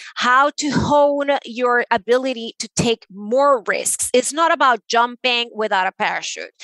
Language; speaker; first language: English; non-native, fluent; Spanish